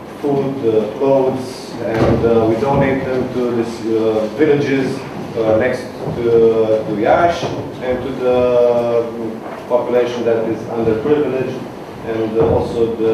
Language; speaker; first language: English; non-native, learner; Romanian